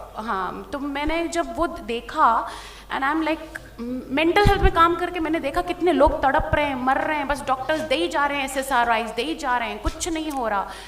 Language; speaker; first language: Hindi; native; Hindi